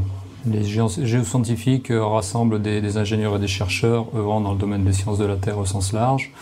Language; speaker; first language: French; native; French